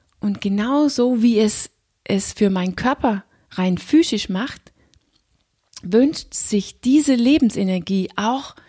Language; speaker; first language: German; non-native, fluent; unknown